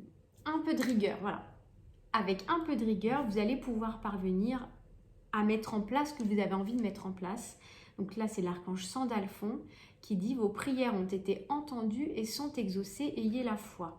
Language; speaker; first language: French; native; French